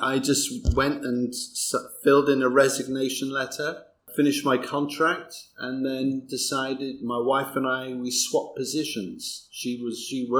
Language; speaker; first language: English; native; English